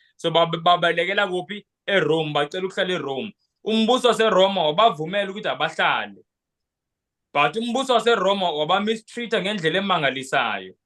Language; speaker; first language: Zulu; non-native, local second language; Xhosa